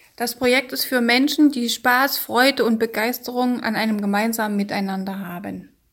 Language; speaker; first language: German; native; German